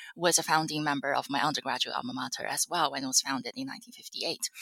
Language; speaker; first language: English; non-native, fluent; Chinese